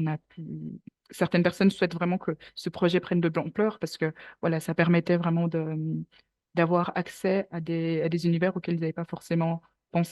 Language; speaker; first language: French; native; French